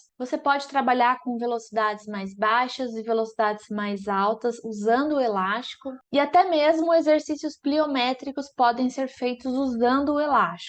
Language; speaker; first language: Portuguese; native; Portuguese